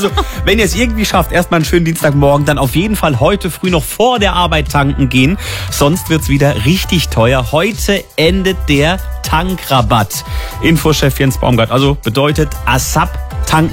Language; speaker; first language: German; native; German